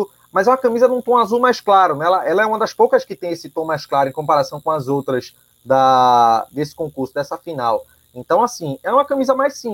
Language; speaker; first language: Portuguese; native; Portuguese